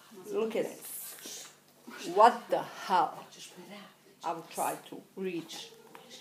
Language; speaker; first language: English; non-native, learner; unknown